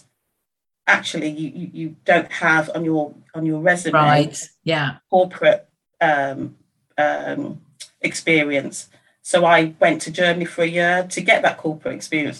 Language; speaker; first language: English; native; English